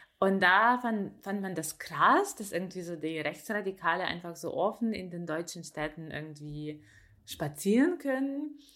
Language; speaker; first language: German; non-native, fluent; Ukrainian